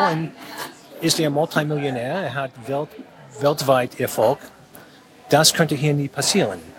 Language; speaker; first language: German; non-native, fluent; English